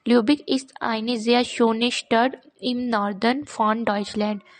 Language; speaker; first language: German; non-native, fluent; Urdu